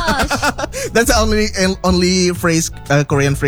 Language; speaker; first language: English; non-native, fluent; Indonesian